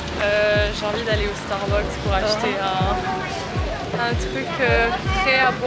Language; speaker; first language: French; early bilingual, heritage; French